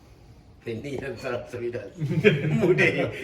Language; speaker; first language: German; non-native, learner; Indonesian